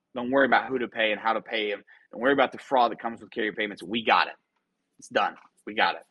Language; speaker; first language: English; native; English